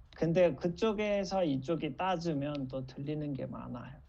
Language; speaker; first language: Korean; non-native, fluent; Nepali